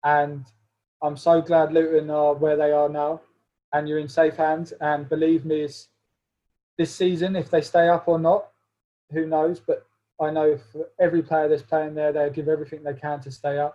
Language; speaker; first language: English; native; English